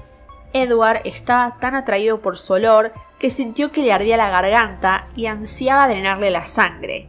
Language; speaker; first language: Spanish; native; Spanish